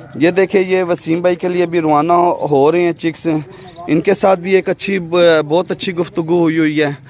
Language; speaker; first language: Urdu; non-native, local second language; Punjabi